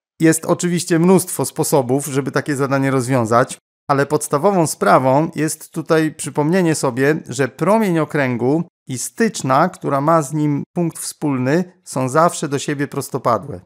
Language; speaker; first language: Polish; native; Polish